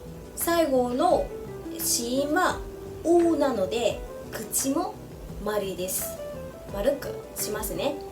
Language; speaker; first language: Japanese; non-native, fluent; Vietnamese